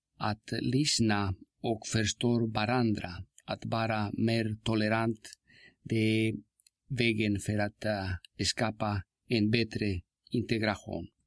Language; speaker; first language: Swedish; non-native, fluent; Spanish